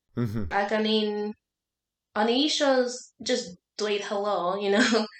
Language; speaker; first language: Welsh; non-native, learner; English